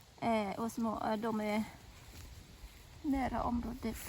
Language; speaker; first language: Swedish; non-native, learner; Thai